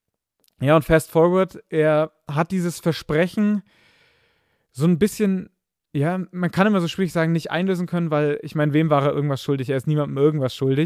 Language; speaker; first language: German; native; German